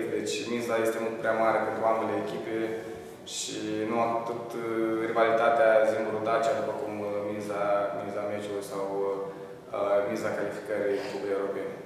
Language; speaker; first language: Romanian; native; Romanian